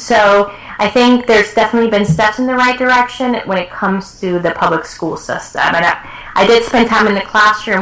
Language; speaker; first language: English; early bilingual, other home language; Spanish